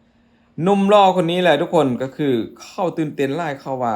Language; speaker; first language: Thai; non-native, local second language; Northeastern Thai